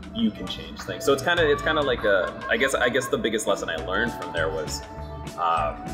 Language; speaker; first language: English; native; English